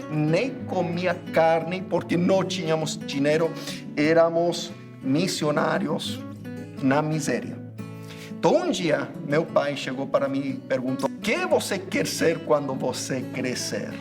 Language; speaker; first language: Portuguese; non-native, fluent; English